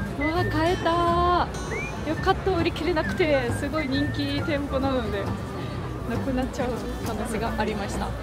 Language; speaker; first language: Japanese; non-native, fluent; Russian